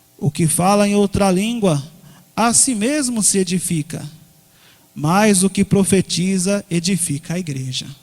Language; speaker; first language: Portuguese; native; Portuguese